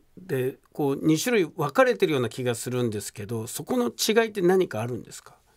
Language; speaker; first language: Japanese; native; Japanese